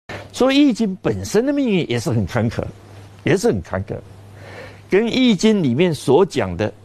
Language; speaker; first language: Chinese; native; Chinese